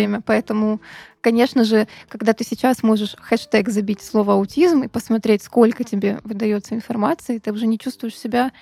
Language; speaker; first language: Russian; native; Russian